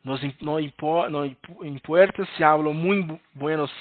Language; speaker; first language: Spanish; non-native, learner; Portuguese